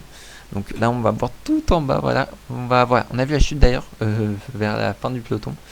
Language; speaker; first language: French; native; French